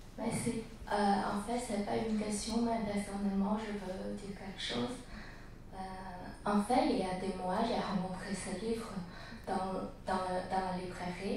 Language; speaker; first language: French; non-native, learner; Chinese